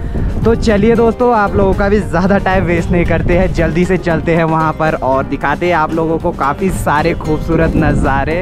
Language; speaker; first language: Hindi; non-native, local second language; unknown